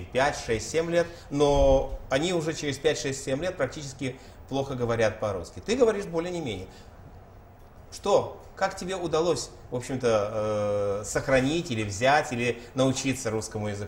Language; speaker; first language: Russian; native; Russian